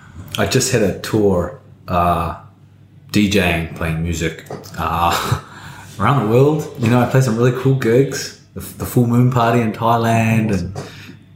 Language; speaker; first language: English; native; English